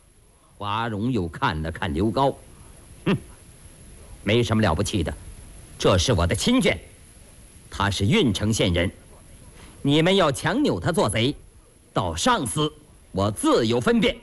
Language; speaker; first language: Chinese; native; Chinese